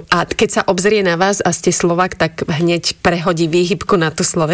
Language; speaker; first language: Slovak; native; Slovak